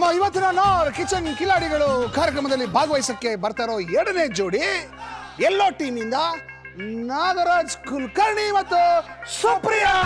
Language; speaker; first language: Kannada; native; Kannada